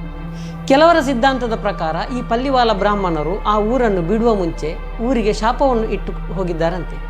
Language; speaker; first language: Kannada; native; Kannada